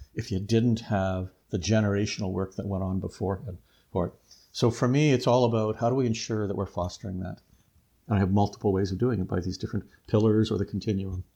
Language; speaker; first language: English; native; English